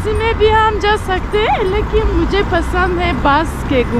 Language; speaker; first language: Hindi; non-native, learner; Tajik